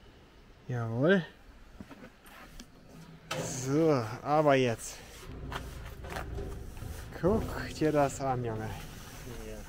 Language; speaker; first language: German; native; German